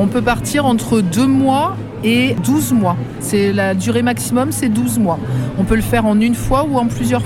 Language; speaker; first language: French; native; French